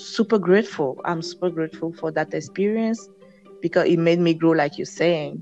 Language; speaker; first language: English; non-native, fluent; French